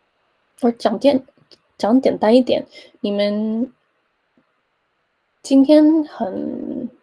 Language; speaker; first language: Chinese; early bilingual, heritage; Chinese